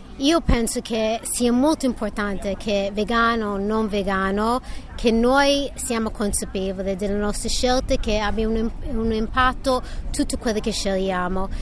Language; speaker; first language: Italian; non-native, fluent; English